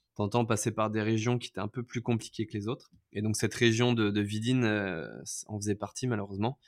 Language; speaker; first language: French; native; French